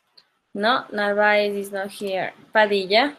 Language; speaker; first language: English; non-native, local second language; Spanish